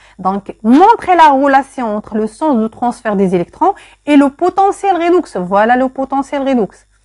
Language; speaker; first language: French; non-native, local second language; Arabic